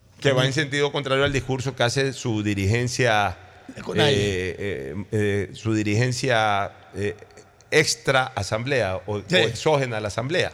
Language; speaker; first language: Spanish; native; Spanish